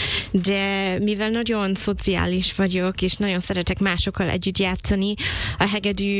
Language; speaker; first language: Hungarian; non-native, fluent; English